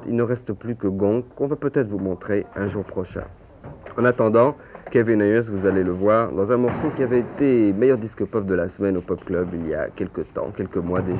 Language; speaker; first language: French; native; French